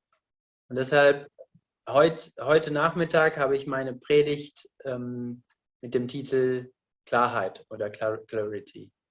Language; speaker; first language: German; non-native, fluent; Indonesian